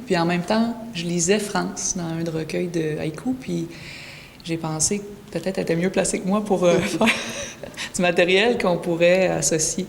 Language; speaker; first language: French; native; French